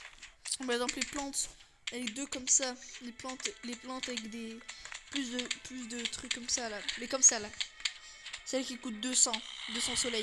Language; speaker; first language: French; native; French